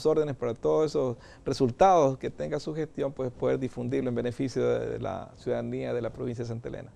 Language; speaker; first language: Spanish; native; Spanish